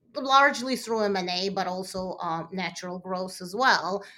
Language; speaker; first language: English; early bilingual, other home language; Russian